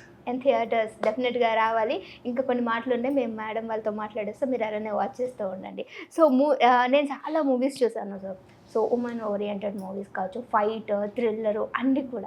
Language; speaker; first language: Telugu; native; Telugu